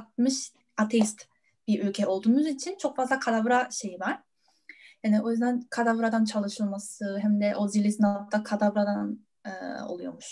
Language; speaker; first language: Turkish; non-native, fluent; Korean